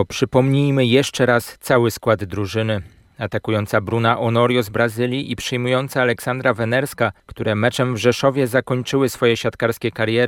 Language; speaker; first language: Polish; native; Polish